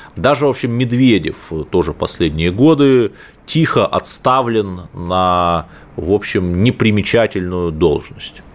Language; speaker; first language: Russian; native; Russian